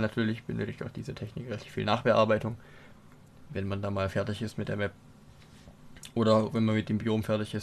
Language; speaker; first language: German; native; German